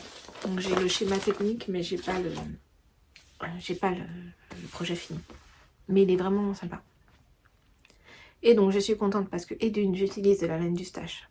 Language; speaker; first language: French; native; French